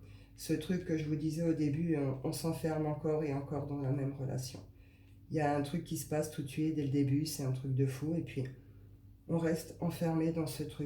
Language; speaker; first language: French; native; French